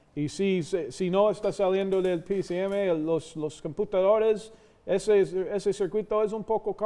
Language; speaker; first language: Spanish; non-native, fluent; English